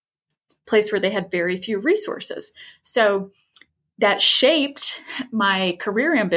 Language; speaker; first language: English; native; English